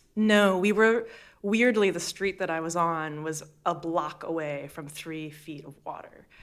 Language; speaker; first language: English; native; English